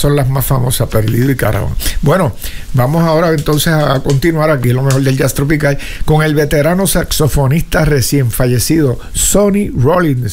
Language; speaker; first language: Spanish; native; Spanish